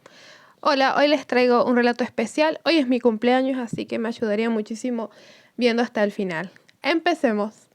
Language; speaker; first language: Spanish; native; Spanish